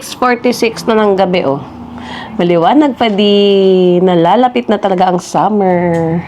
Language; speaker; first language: Filipino; native; Filipino